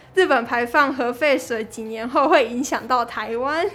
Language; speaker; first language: Chinese; native; Chinese